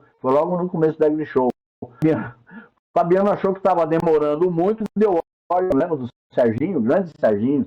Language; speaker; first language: Portuguese; native; Portuguese